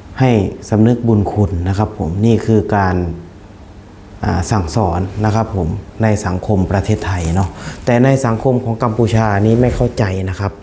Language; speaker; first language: Thai; non-native, fluent; Khmer